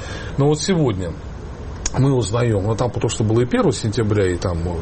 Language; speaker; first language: Russian; native; Russian